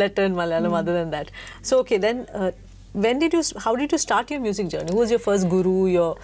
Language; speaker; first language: English; non-native, local second language; Malayalam